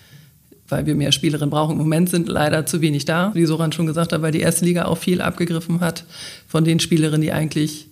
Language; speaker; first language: German; native; German